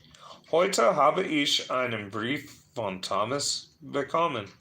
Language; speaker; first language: German; non-native, learner; English